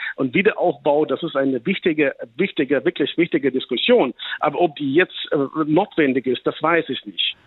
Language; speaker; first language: German; non-native, fluent; Ukrainian